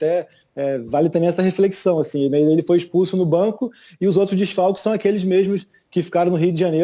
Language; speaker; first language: Portuguese; native; Portuguese